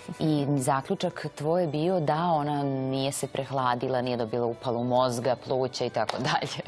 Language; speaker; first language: Serbian; native; Serbian